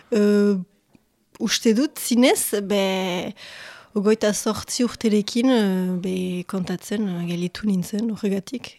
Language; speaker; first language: Basque; non-native, local second language; French